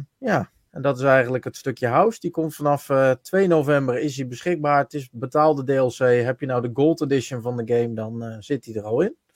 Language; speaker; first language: Dutch; native; Dutch